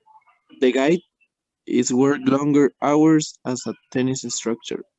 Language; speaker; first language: English; non-native, learner; Spanish